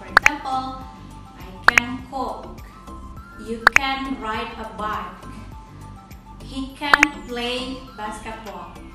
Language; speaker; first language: English; non-native, fluent; Indonesian